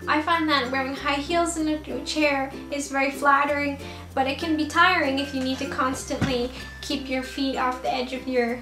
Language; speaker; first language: English; native; English